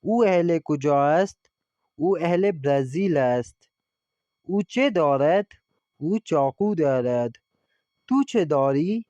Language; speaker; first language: Persian; non-native, fluent; Urdu